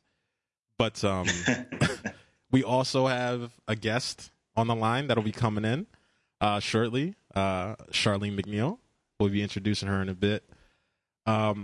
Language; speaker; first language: English; native; English